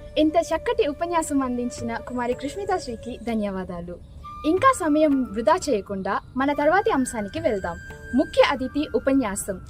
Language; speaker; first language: Telugu; early bilingual, heritage; Telugu